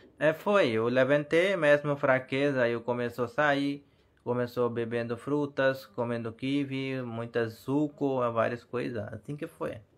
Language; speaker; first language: Portuguese; non-native, learner; Hindi